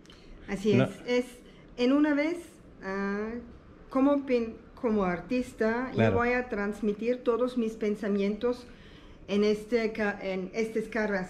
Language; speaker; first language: Spanish; non-native, learner; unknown